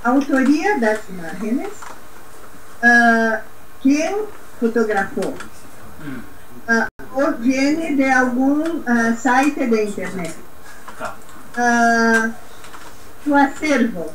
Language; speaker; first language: Spanish; non-native, learner; Portuguese